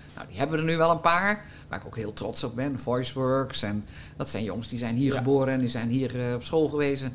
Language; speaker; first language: Dutch; native; Dutch